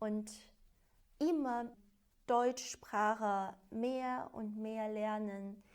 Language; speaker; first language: German; non-native, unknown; Chinese